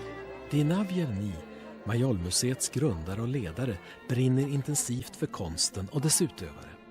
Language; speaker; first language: Swedish; native; Swedish